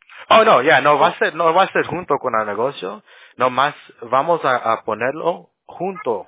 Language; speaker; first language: Spanish; early bilingual, other home language; English